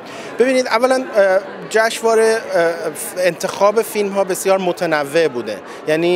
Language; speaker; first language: Persian; native; Persian